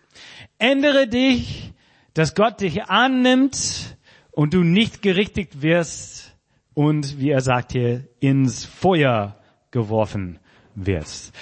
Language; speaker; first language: German; non-native, fluent; English